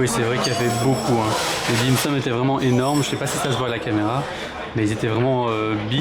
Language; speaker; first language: French; native; French